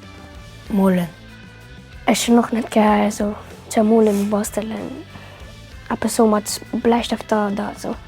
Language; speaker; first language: German; non-native, local second language; Luxembourgish